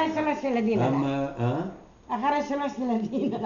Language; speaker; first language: Hebrew; non-native, learner; Arabic